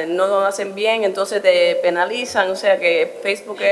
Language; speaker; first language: Spanish; early bilingual, heritage; Spanish